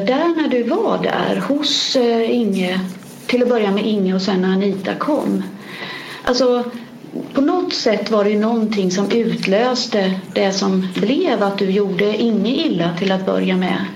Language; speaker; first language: Swedish; native; Swedish